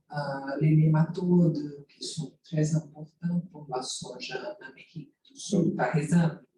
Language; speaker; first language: French; non-native, fluent; Portuguese